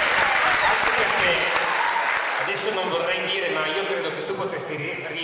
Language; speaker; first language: Italian; native; Italian